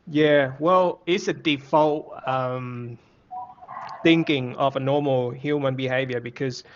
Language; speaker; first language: English; non-native, fluent; Vietnamese